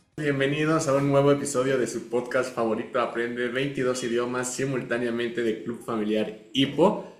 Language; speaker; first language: Spanish; native; Spanish